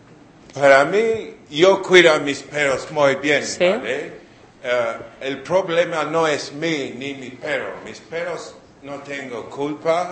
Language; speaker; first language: Spanish; non-native, learner; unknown